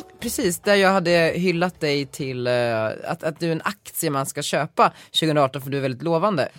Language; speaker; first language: Swedish; native; Swedish